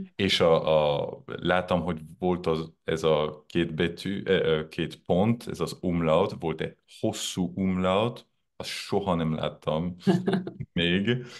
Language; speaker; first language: Hungarian; non-native, fluent; French